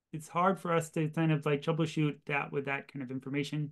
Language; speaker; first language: English; native; English